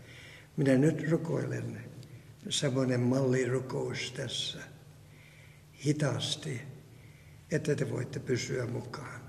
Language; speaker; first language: Finnish; non-native, fluent; Russian